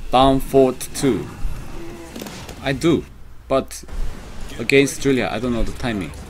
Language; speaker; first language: English; non-native, learner; Korean